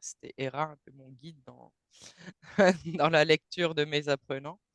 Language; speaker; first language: French; native; French